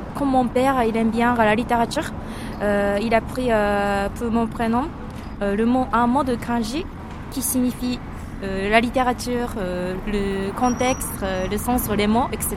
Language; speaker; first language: French; non-native, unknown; Japanese